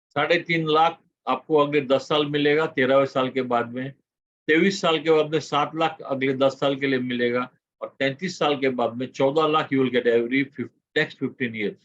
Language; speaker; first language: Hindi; non-native, local second language; Gujarati